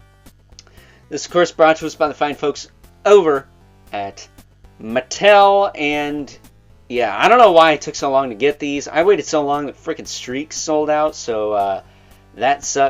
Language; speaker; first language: English; native; English